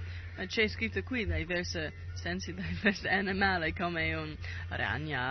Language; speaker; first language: Italian; non-native, learner; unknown